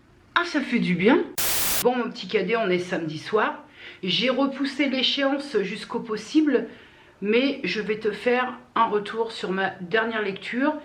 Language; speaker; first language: French; native; French